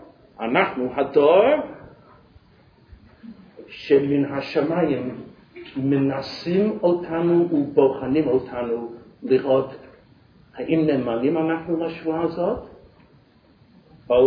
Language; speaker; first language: Hebrew; non-native, fluent; English